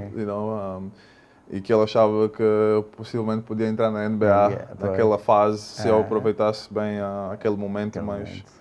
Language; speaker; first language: Portuguese; non-native, fluent; English